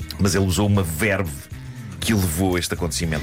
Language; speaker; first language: Portuguese; native; Portuguese